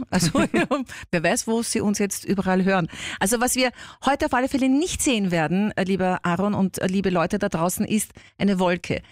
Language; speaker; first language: German; native; German